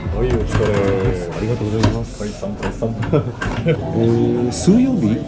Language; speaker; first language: Japanese; non-native, learner; Korean